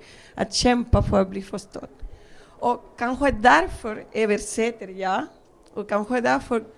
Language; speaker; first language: Swedish; non-native, fluent; Spanish